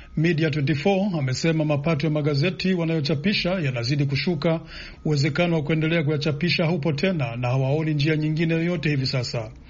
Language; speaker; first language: Swahili; non-native, local second language; Rundi